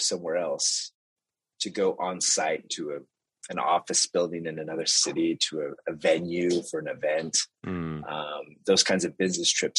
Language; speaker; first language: English; early bilingual, other home language; Spanish